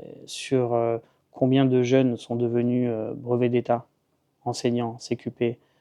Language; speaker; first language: French; native; French